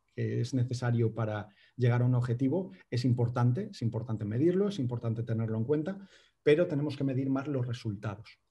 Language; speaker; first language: Spanish; native; Spanish